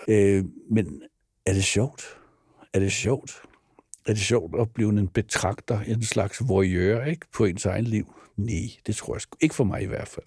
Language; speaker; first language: Danish; native; Danish